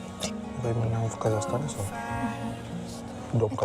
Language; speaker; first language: Russian; non-native, learner; Indonesian